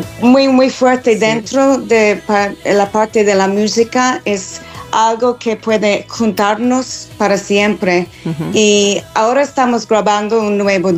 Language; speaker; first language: Spanish; non-native, fluent; English